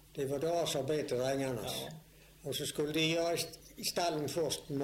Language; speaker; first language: Swedish; native; Swedish